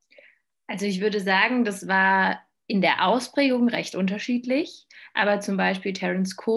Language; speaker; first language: German; native; German